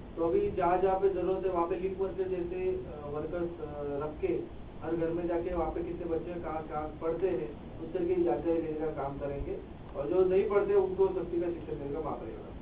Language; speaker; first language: Hindi; non-native, local second language; Marathi